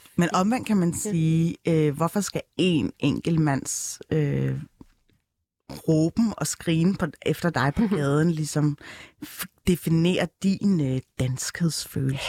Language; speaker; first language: Danish; early bilingual, other home language; Turkish